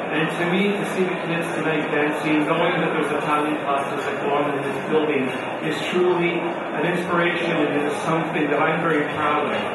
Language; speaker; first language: English; early bilingual, other home language; Italian